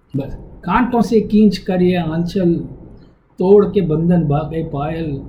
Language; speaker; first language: Hindi; non-native, local second language; Tamil